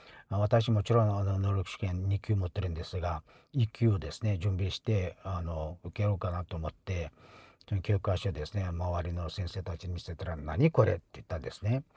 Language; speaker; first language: Japanese; non-native, fluent; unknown